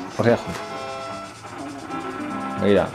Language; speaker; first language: Spanish; native; Spanish